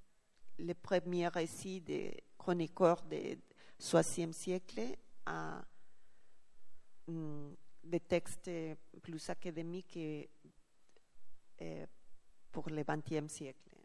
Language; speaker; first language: French; non-native, learner; Spanish